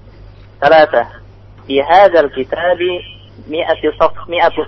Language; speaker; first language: Arabic; non-native, learner; Indonesian